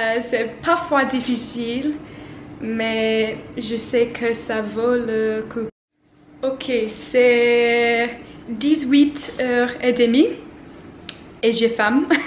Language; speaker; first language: French; non-native, learner; English